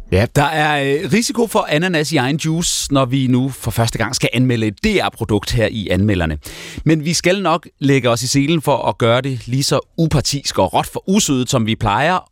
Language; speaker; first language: Danish; native; Danish